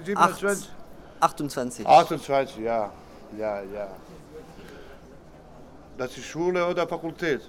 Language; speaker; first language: German; non-native, learner; Bosnian